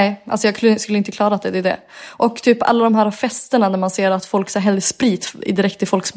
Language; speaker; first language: Swedish; native; Swedish